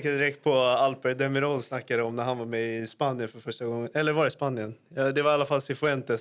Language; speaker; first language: Swedish; native; Swedish